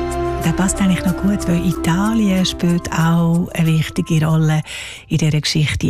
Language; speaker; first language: German; native; German